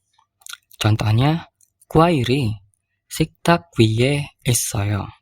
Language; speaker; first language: Korean; non-native, fluent; Indonesian